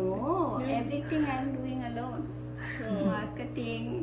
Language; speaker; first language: English; non-native, learner; Indonesian